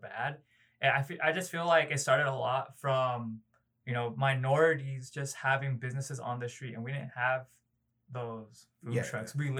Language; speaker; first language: English; early bilingual, other home language; Cebuano